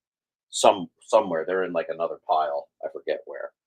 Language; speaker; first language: English; native; English